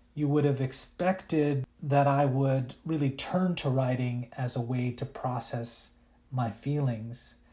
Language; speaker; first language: English; early bilingual, other home language; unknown